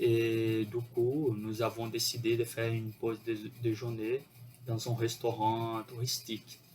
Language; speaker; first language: French; non-native, fluent; Portuguese